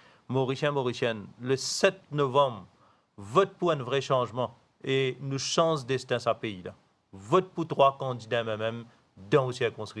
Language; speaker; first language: French; non-native, local second language; Morisyen